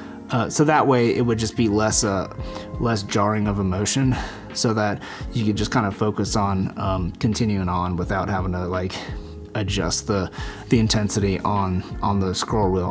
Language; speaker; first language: English; native; English